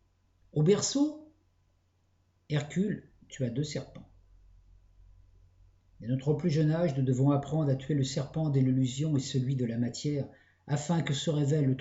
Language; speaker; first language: French; native; French